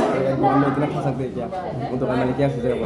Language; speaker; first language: Hindi; non-native, local second language; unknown